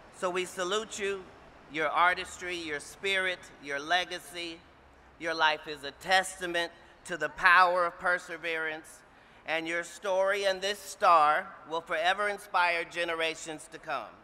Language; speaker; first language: English; native; English